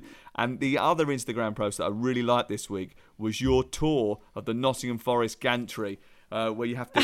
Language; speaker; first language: English; native; English